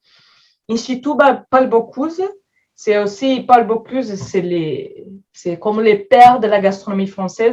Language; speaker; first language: French; non-native, fluent; Portuguese